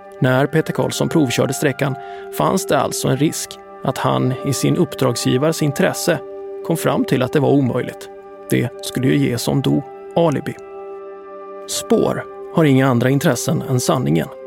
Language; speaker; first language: Swedish; native; Swedish